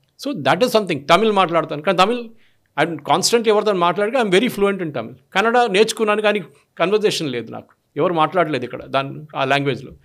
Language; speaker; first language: Telugu; non-native, local second language; Malayalam